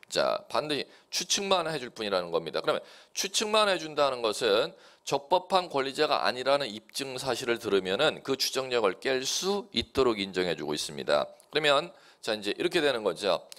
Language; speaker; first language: Korean; native; Korean